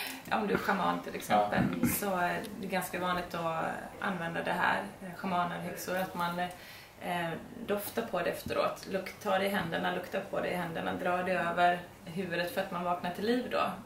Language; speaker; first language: Swedish; native; Swedish